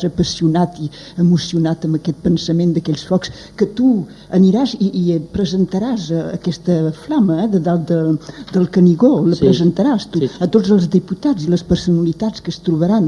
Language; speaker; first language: Catalan; native; Catalan